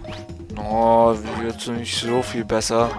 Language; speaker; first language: German; native; German